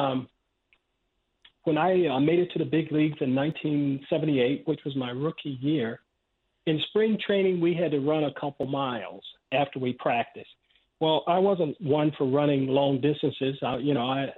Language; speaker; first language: English; native; English